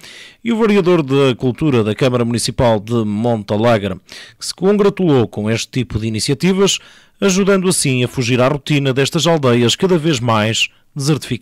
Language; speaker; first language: Portuguese; native; Portuguese